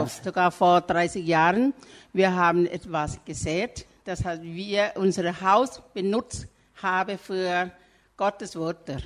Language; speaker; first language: German; non-native, fluent; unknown